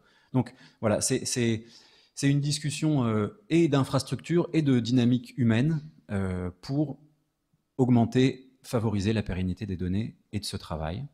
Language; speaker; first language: French; native; French